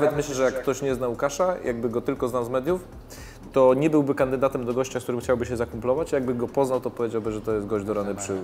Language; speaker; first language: Polish; native; Polish